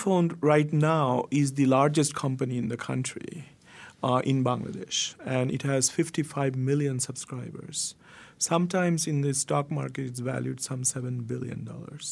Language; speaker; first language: English; non-native, local second language; Bangla